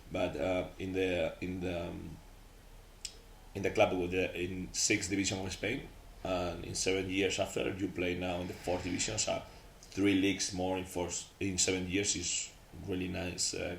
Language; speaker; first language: English; non-native, learner; Spanish